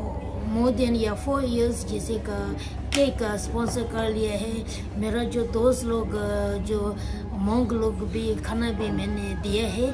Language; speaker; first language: Hindi; non-native, local second language; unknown